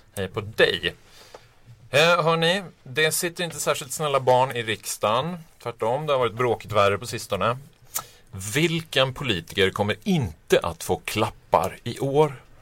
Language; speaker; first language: Swedish; native; Swedish